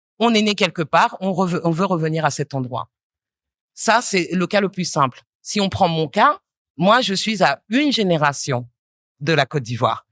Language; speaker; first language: French; native; French